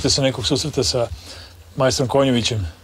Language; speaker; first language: Bosnian; native; Bosnian